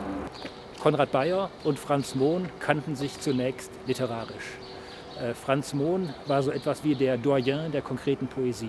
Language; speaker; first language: German; native; German